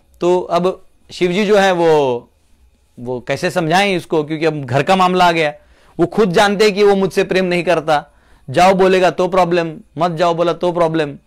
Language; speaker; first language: Hindi; non-native, local second language; Marathi